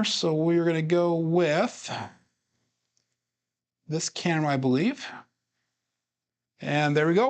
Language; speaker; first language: English; native; English